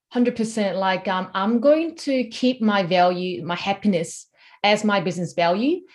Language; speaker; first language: English; non-native, fluent; Korean